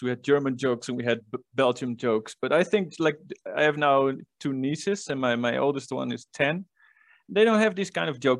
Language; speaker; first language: English; non-native, fluent; Dutch